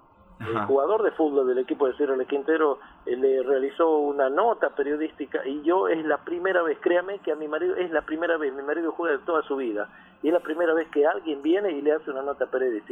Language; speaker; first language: Spanish; native; Spanish